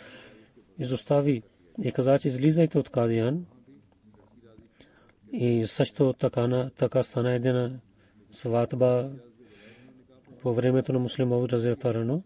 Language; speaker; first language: Bulgarian; non-native, fluent; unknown